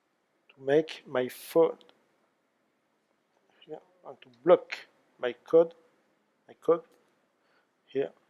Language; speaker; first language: English; non-native, learner; French